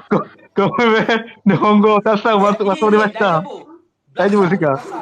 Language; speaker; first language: Japanese; non-native, learner; Malay